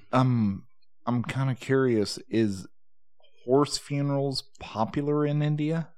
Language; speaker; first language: English; native; English